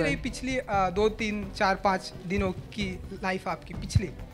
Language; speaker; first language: Hindi; native; Hindi